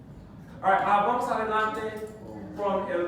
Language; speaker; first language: Spanish; non-native, fluent; English